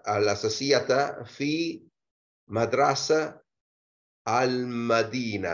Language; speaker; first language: Arabic; non-native, learner; Italian